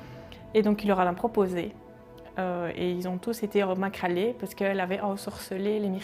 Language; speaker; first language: French; native; French